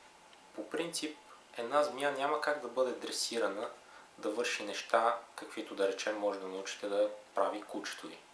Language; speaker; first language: Bulgarian; native; Bulgarian